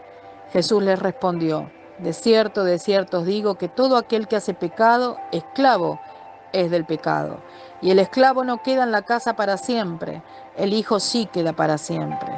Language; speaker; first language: Spanish; native; Spanish